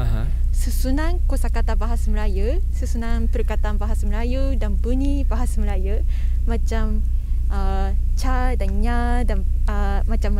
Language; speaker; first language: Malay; non-native, fluent; Japanese